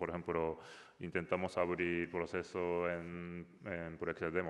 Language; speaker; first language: Spanish; non-native, learner; Japanese